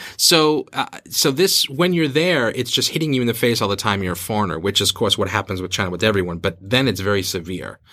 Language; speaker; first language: English; native; English